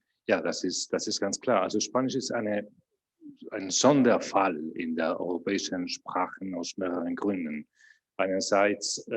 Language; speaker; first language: German; non-native, fluent; Spanish